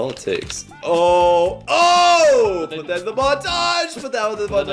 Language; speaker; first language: English; native; English